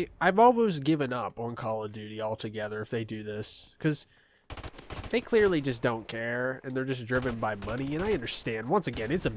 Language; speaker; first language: English; native; English